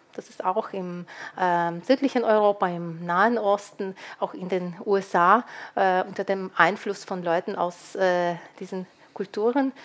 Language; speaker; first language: German; non-native, fluent; Ukrainian